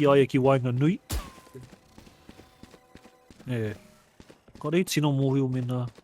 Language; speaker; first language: Māori; non-native, local second language; English